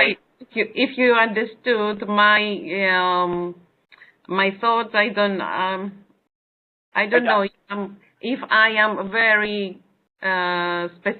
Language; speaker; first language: English; non-native, learner; Greek